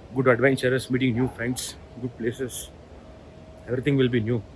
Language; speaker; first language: English; non-native, local second language; Kannada